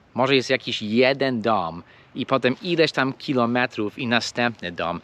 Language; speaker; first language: Polish; non-native, fluent; English